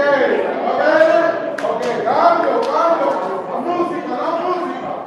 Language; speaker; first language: Italian; non-native, learner; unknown